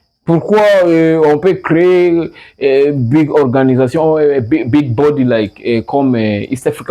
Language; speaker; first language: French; non-native, learner; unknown